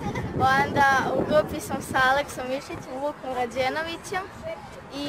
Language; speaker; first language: Croatian; native; Croatian